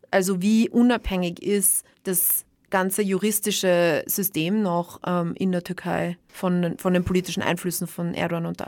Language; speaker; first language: German; native; German